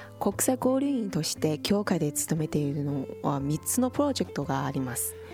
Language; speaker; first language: Japanese; non-native, fluent; Chinese